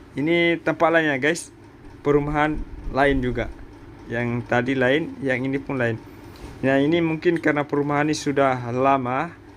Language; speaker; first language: Indonesian; native; Indonesian